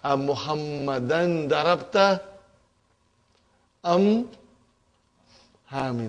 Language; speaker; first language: Arabic; non-native, fluent; English